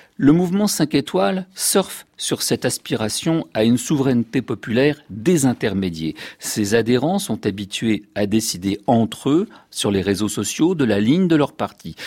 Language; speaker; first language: French; native; French